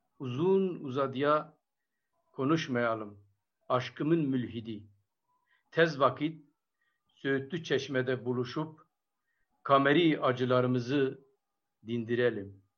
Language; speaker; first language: Turkish; non-native, local second language; Kurdish